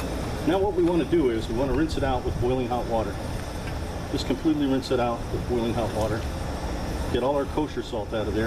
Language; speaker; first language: English; native; English